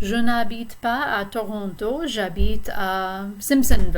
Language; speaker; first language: French; non-native, fluent; English